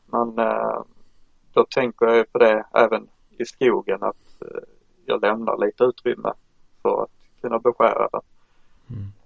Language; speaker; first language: Swedish; native; Swedish